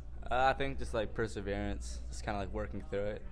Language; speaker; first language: English; native; English